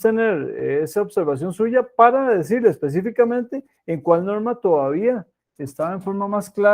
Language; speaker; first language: Spanish; native; Spanish